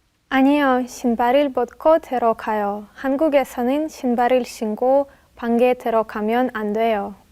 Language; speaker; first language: Korean; non-native, learner; Russian